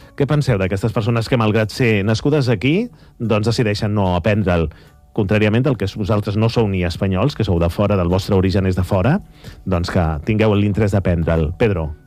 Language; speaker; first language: Catalan; native; Catalan